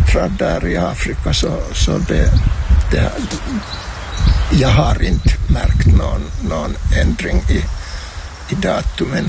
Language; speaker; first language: Swedish; non-native, local second language; Finnish